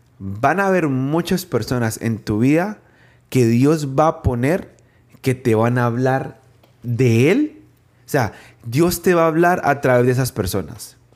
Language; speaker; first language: Spanish; native; Spanish